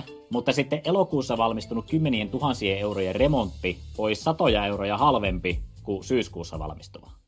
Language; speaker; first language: Finnish; native; Finnish